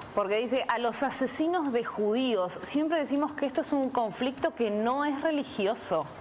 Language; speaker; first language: Spanish; native; Spanish